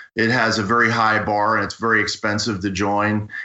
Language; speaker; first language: English; native; English